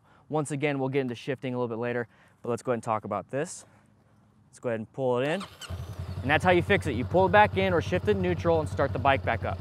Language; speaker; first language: English; native; English